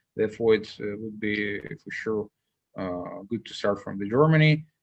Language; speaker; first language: English; non-native, fluent; Russian